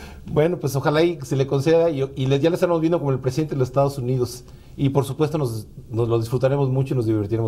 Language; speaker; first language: Spanish; native; Spanish